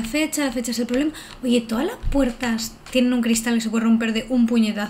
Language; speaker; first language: Spanish; native; Spanish